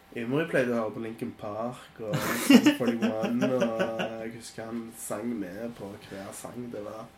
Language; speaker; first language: Norwegian; early bilingual, other home language; Polish